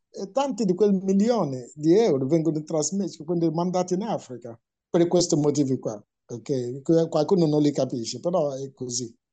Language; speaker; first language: Italian; non-native, fluent; Igbo